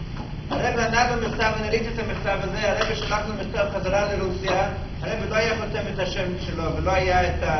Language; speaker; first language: Hebrew; non-native, fluent; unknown